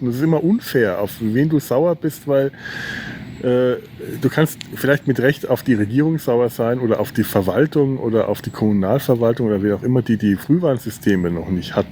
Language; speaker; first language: German; native; German